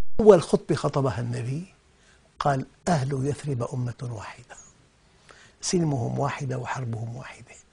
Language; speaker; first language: Arabic; native; Arabic